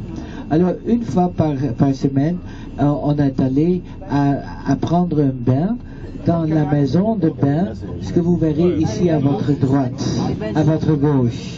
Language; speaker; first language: French; non-native, fluent; Dutch